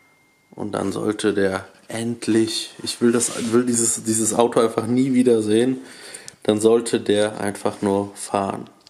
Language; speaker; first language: German; native; German